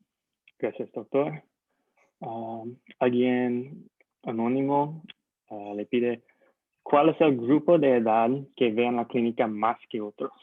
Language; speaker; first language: Spanish; non-native, learner; English